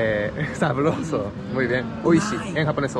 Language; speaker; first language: Spanish; non-native, learner; Japanese